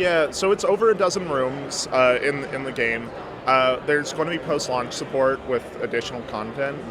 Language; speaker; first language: English; native; English